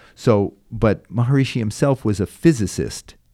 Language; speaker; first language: English; native; English